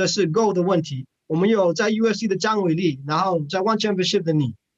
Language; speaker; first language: Chinese; early bilingual, heritage; English